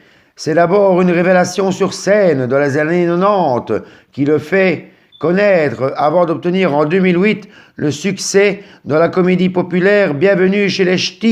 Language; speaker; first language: French; native; French